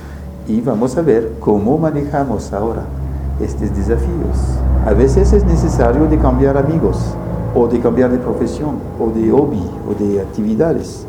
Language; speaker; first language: Spanish; non-native, fluent; French